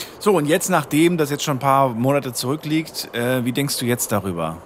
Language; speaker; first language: German; native; German